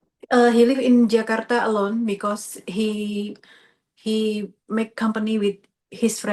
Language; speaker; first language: English; non-native, learner; Indonesian